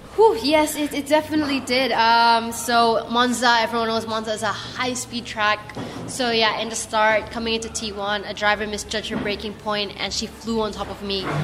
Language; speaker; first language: English; non-native, local second language; Filipino